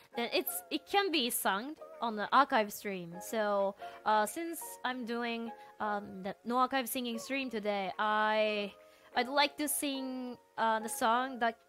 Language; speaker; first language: English; non-native, fluent; Japanese